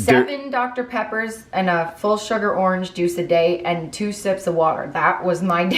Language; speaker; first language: English; native; English